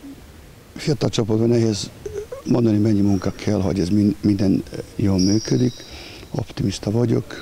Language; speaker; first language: Hungarian; non-native, fluent; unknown